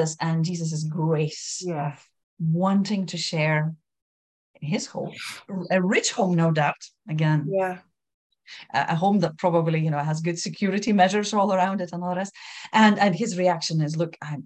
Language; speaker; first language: English; non-native, fluent; Lithuanian